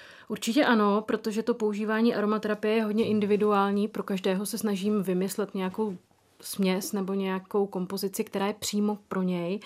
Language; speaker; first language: Czech; native; Czech